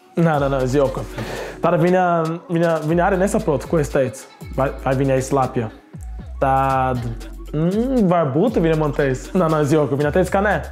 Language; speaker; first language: Latvian; non-native, learner; Portuguese